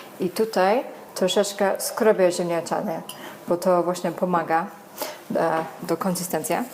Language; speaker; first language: Polish; non-native, learner; English